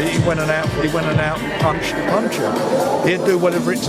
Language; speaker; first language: English; native; English